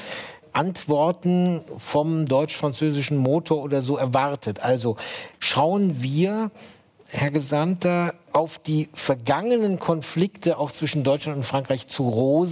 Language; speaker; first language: German; native; German